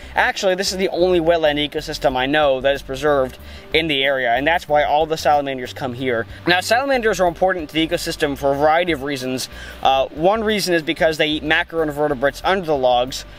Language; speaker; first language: English; native; English